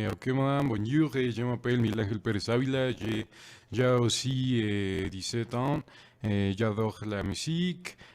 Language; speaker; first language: French; non-native, learner; Spanish